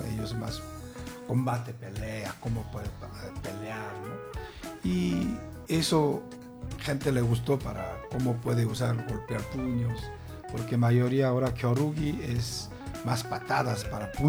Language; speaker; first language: Spanish; non-native, learner; Korean